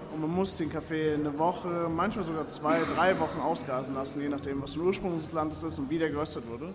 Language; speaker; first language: German; native; German